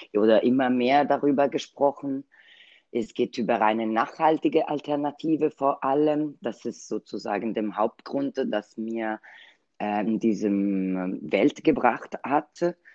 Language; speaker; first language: German; non-native, learner; Italian